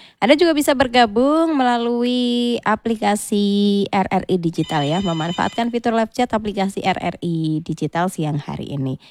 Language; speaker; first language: Indonesian; native; Indonesian